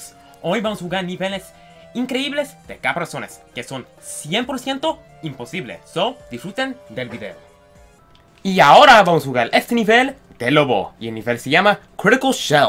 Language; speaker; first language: Spanish; early bilingual, heritage; Spanish